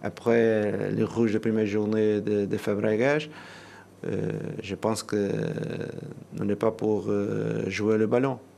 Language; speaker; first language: French; non-native, learner; Portuguese